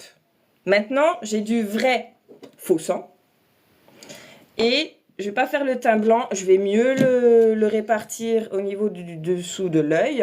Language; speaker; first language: French; native; French